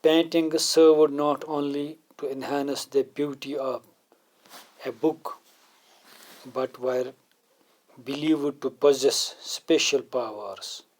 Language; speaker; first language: English; non-native, local second language; Urdu